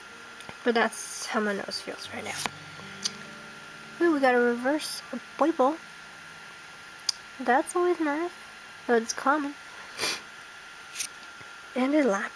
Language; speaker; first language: English; native; English